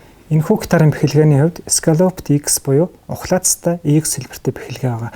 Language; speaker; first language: Mongolian; native; Mongolian